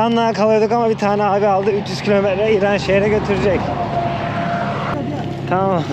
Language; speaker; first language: Turkish; native; Turkish